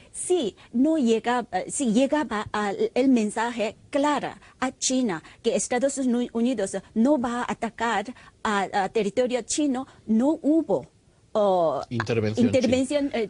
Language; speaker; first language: Spanish; non-native, fluent; Korean